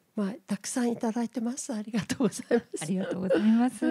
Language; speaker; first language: Japanese; native; Japanese